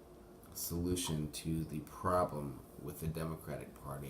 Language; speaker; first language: English; native; English